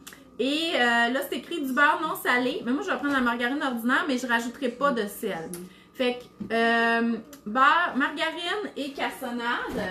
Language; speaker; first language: French; native; French